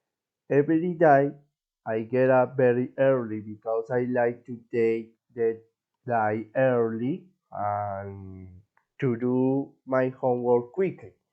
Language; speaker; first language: English; non-native, learner; Spanish